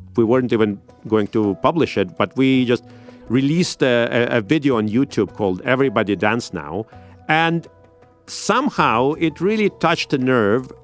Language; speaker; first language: English; non-native, fluent; Russian